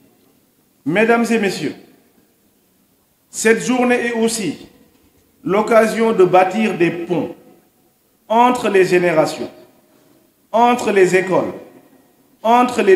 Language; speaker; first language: French; non-native, local second language; Wolof